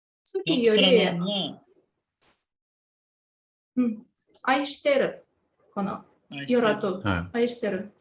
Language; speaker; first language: Japanese; non-native, fluent; Tatar